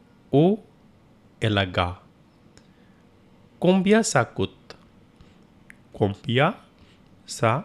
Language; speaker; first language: French; non-native, fluent; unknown